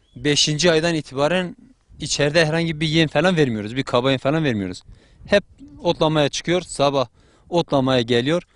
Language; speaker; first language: Turkish; native; Turkish